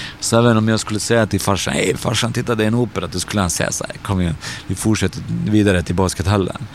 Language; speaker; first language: Swedish; early bilingual, other home language; Bosnian